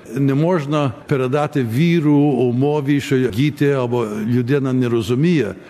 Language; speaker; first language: Ukrainian; early bilingual, heritage; Ukrainian